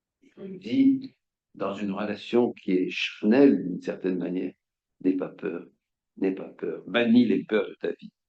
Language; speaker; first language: French; native; French